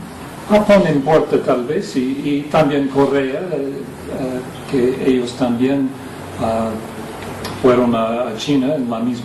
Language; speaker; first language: Spanish; non-native, fluent; English